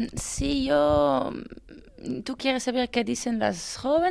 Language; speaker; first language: Spanish; non-native, fluent; Dutch